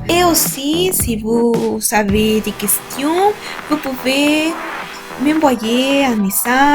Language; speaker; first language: French; non-native, learner; Spanish